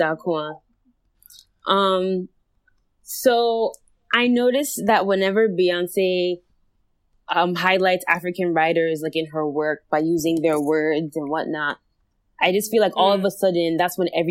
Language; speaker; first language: English; non-native, local second language; Akan